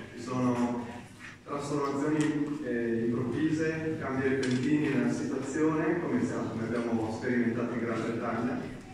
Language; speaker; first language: Italian; native; Italian